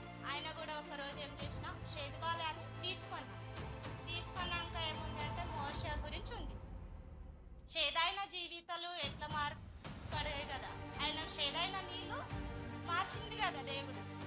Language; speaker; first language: Telugu; non-native, local second language; Kannada